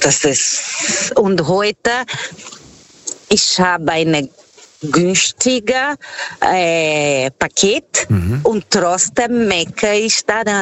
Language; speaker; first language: German; non-native, fluent; Portuguese